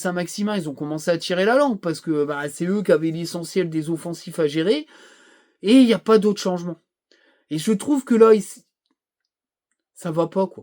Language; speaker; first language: French; native; French